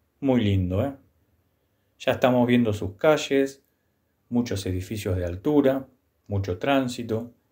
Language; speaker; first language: Spanish; native; Spanish